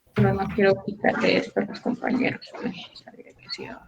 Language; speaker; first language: Spanish; native; Spanish